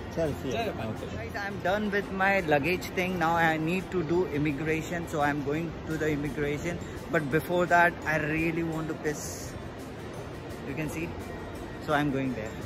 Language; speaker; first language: English; non-native, local second language; Hindi